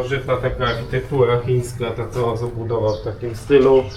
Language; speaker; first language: Polish; native; Polish